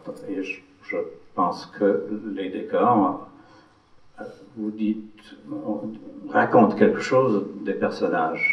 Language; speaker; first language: French; non-native, fluent; English